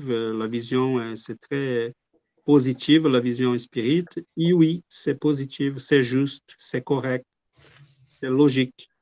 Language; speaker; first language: French; non-native, fluent; Portuguese